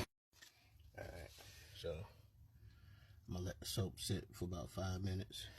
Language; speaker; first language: English; native; English